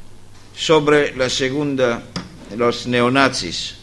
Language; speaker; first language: Spanish; non-native, fluent; Greek